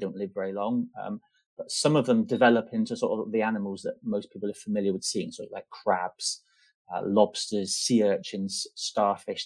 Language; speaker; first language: English; native; English